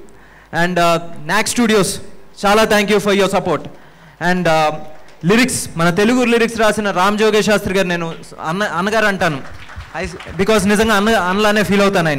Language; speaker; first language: Telugu; native; Telugu